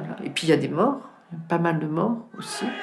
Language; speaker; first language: French; native; French